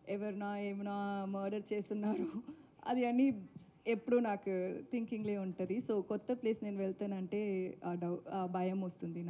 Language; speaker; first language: Telugu; non-native, learner; Tamil